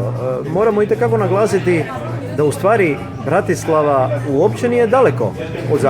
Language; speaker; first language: Croatian; native; Croatian